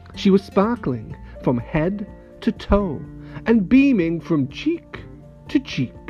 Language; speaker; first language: English; native; English